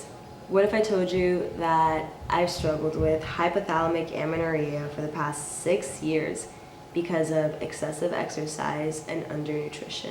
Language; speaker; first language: English; native; English